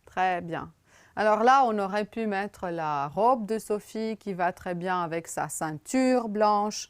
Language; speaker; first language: French; non-native, fluent; Romanian